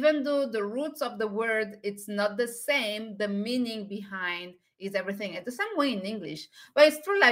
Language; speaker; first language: English; non-native, fluent; French